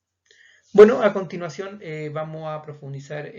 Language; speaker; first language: Spanish; native; Spanish